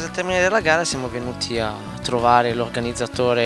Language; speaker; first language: Italian; native; Italian